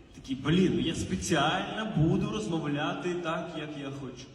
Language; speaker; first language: Ukrainian; non-native, local second language; Russian